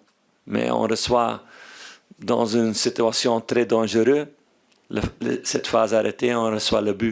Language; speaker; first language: French; non-native, fluent; Dutch